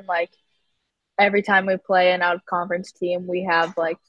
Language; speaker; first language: English; native; English